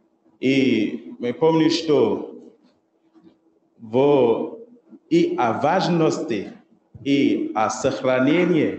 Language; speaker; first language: Russian; non-native, local second language; French